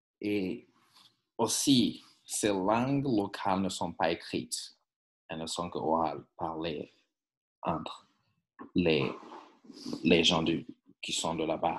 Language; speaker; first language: French; non-native, fluent; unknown